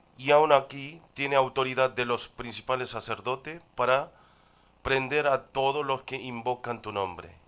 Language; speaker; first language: Spanish; non-native, fluent; Korean